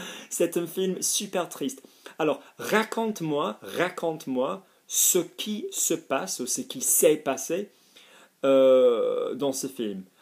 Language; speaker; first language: French; non-native, fluent; English